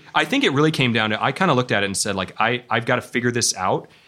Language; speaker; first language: English; native; English